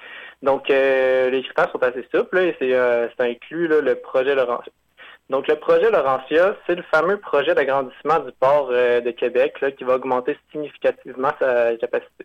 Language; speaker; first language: French; native; French